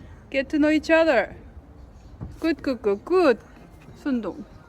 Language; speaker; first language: English; non-native, fluent; Korean